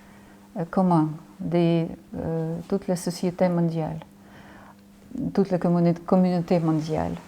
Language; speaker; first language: French; non-native, fluent; Ukrainian